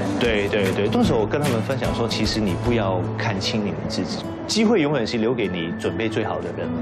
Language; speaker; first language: Chinese; non-native, local second language; Cantonese